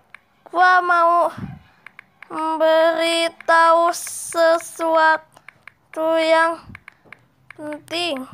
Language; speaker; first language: Indonesian; native; Indonesian